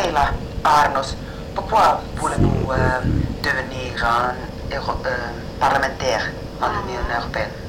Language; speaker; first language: French; non-native, fluent; Finnish